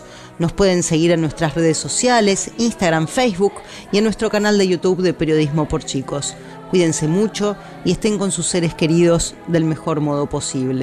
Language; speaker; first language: Spanish; native; Spanish